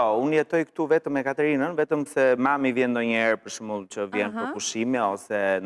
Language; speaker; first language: Albanian; native; Albanian